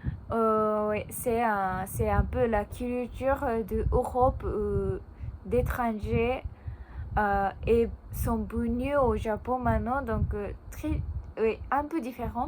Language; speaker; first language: French; non-native, learner; Japanese